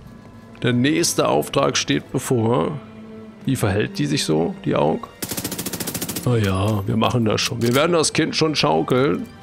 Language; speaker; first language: German; native; German